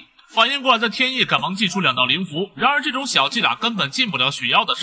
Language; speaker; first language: Chinese; native; Chinese